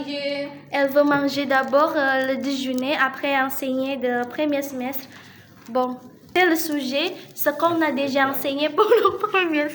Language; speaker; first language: French; non-native, learner; Indonesian